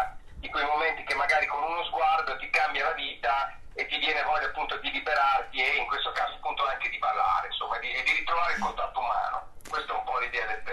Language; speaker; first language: Italian; native; Italian